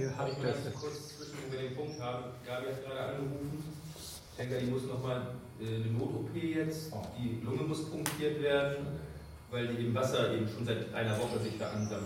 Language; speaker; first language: German; native; German